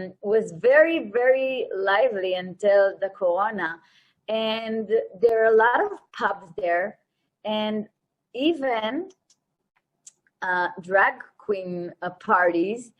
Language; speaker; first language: English; non-native, fluent; Hebrew